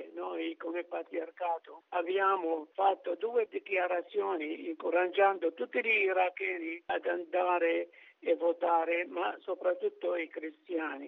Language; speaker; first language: Italian; non-native, fluent; Arabic